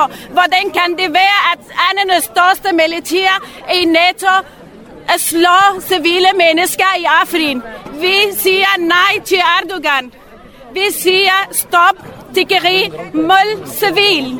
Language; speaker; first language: Danish; non-native, learner; Kurdish